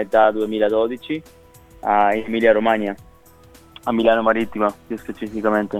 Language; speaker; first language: Italian; non-native, fluent; Spanish